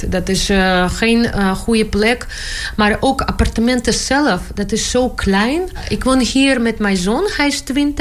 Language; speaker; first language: Dutch; non-native, learner; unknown